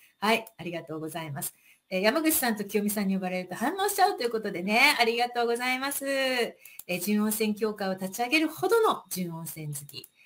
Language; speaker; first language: Japanese; native; Japanese